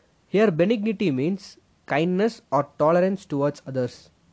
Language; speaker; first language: English; non-native, local second language; Tamil